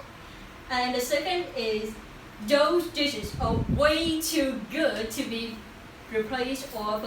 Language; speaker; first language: English; non-native, learner; Vietnamese